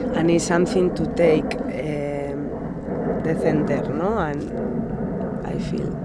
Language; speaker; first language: English; non-native, learner; Spanish